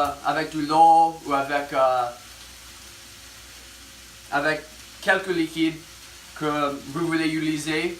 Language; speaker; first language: French; non-native, learner; English